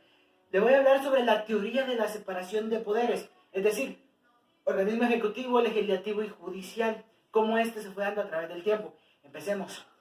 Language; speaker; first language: Spanish; native; Spanish